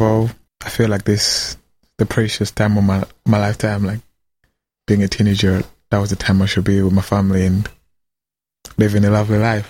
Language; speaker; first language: English; non-native, local second language; Kinyarwanda